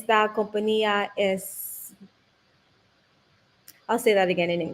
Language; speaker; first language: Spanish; non-native, learner; English